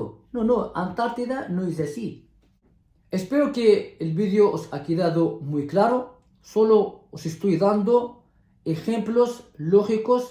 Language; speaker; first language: Spanish; non-native, fluent; Arabic